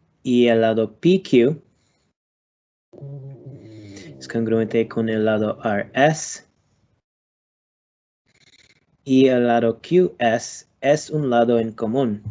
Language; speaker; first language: Spanish; non-native, learner; English